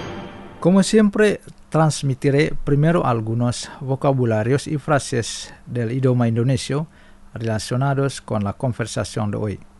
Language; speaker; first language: Spanish; non-native, fluent; Indonesian